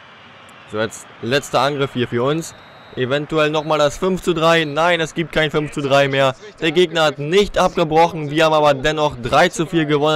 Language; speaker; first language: German; native; German